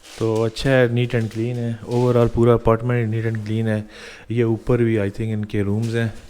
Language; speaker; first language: Urdu; native; Urdu